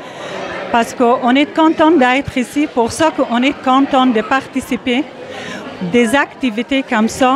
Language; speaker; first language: French; non-native, fluent; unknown